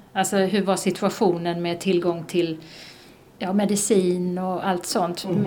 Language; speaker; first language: Swedish; native; Swedish